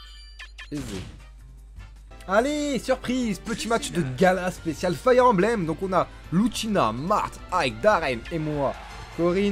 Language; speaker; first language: French; native; French